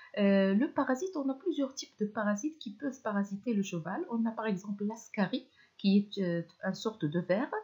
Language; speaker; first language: French; non-native, local second language; Arabic